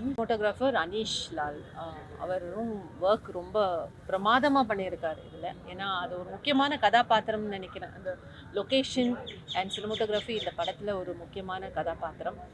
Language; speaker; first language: Tamil; native; Tamil